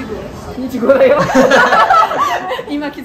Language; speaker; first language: Japanese; non-native, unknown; French